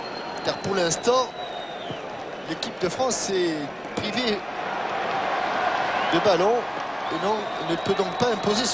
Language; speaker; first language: French; native; French